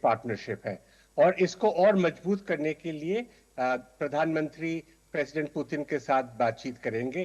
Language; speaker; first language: Hindi; native; Hindi